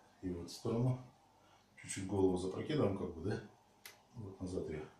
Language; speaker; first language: Russian; native; Russian